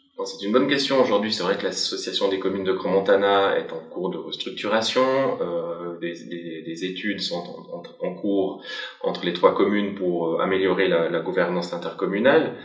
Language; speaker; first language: French; native; French